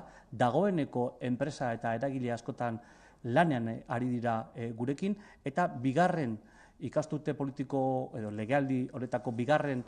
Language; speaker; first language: Basque; native; Basque